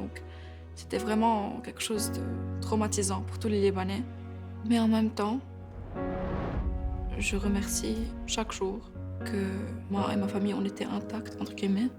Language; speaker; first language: French; non-native, local second language; Arabic